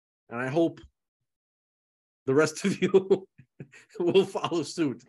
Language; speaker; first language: English; early bilingual, other home language; Russian